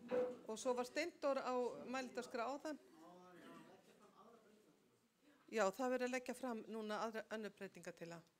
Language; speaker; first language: Icelandic; native; Icelandic